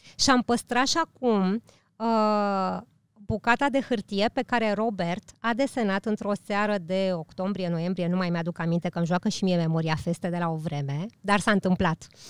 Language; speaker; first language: Romanian; early bilingual, heritage; Romanian